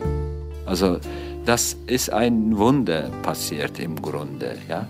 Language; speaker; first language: German; non-native, fluent; Turkish